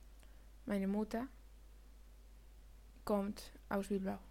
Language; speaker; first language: German; non-native, learner; Spanish